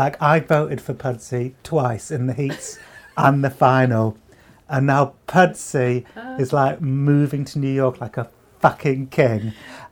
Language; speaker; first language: English; native; English